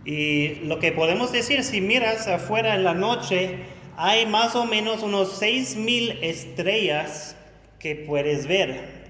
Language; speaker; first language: Spanish; non-native, fluent; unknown